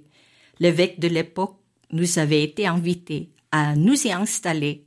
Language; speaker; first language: French; non-native, fluent; Filipino